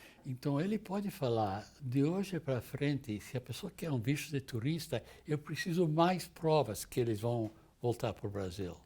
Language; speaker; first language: Portuguese; non-native, fluent; English